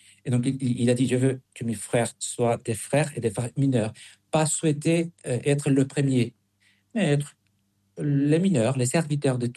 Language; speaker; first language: French; non-native, fluent; Spanish